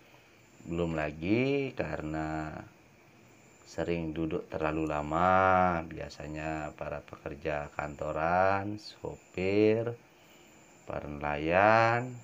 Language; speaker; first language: Indonesian; native; Indonesian